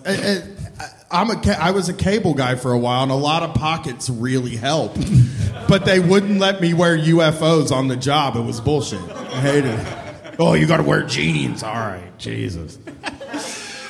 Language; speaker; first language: English; native; English